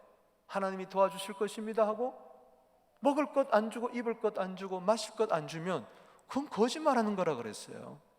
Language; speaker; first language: Korean; native; Korean